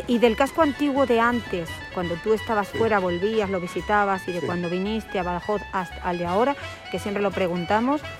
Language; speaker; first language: Spanish; native; Spanish